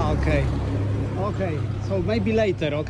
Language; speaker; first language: English; non-native, learner; Polish